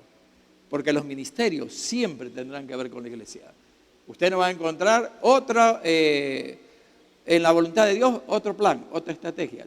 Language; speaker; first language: Spanish; native; Spanish